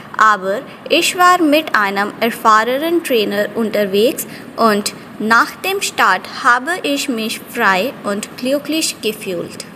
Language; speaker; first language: German; non-native, fluent; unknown